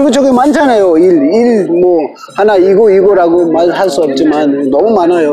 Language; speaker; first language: Korean; non-native, fluent; Tibetan